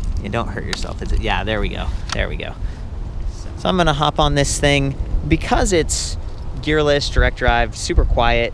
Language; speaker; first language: English; native; English